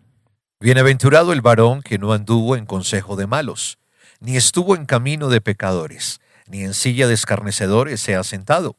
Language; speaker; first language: Spanish; native; Spanish